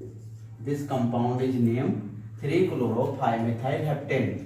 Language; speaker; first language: English; non-native, local second language; Hindi